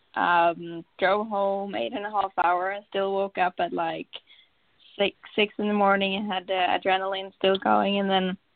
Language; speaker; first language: English; non-native, fluent; Swedish